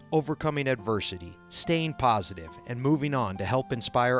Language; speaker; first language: English; native; English